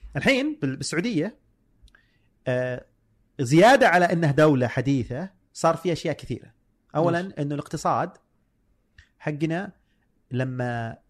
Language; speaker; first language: Arabic; native; Arabic